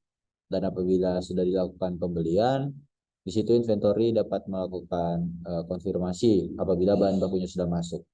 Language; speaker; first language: Indonesian; native; Indonesian